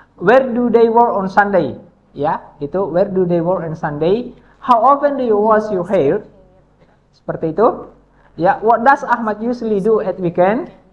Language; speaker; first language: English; non-native, fluent; Indonesian